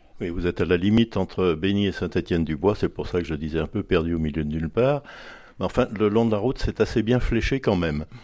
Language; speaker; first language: French; native; French